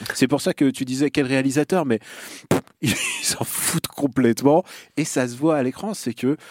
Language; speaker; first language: French; non-native, fluent; Russian